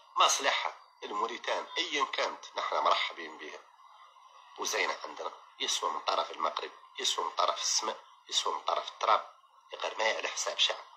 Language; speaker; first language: Arabic; native; Arabic